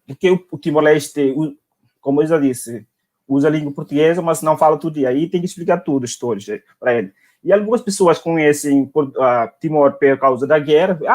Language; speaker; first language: Portuguese; non-native, local second language; Tetum